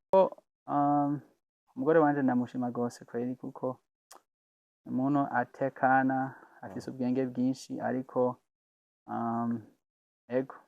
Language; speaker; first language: Rundi; non-native, fluent; English